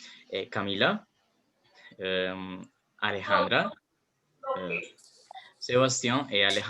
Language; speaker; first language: French; non-native, learner; Spanish